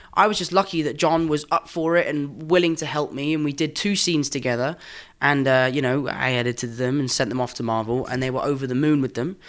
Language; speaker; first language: English; native; English